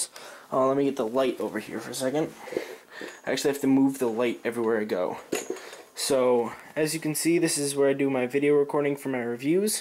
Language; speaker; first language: English; native; English